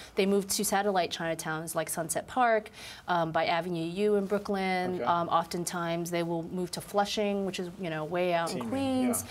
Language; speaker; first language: English; native; English